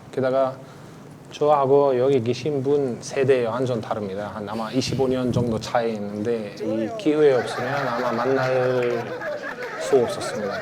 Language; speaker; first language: Korean; non-native, fluent; Arabic